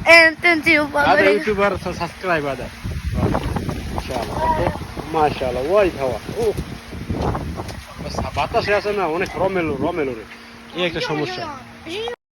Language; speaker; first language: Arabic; non-native, learner; Bangla